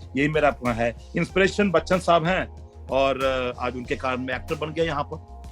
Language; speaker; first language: Hindi; native; Hindi